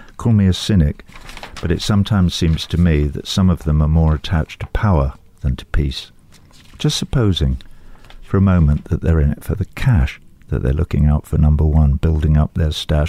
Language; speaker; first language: English; native; English